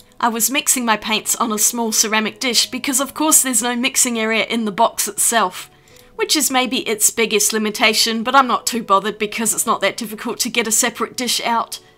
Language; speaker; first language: English; native; English